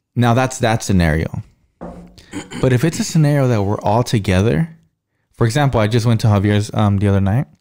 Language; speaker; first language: English; early bilingual, other home language; Spanish